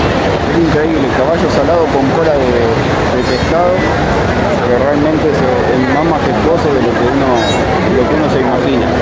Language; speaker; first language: Spanish; native; Spanish